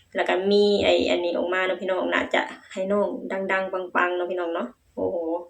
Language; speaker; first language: Lao; native; Lao